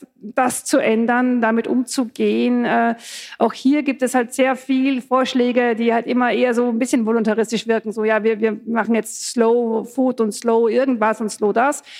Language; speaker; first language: German; native; German